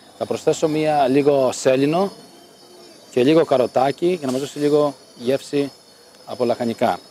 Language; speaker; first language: Greek; native; Greek